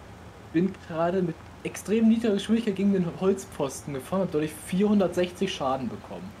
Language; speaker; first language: German; native; German